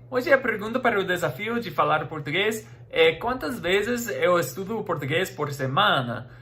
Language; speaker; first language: Portuguese; non-native, fluent; English